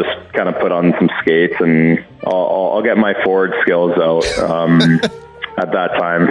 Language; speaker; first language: English; native; English